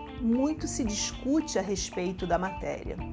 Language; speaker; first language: Portuguese; native; Portuguese